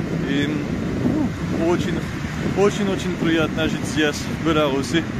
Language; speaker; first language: Russian; non-native, learner; French